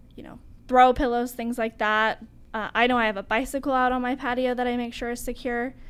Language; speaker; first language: English; native; English